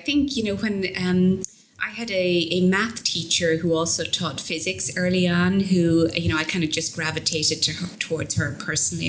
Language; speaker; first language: English; native; English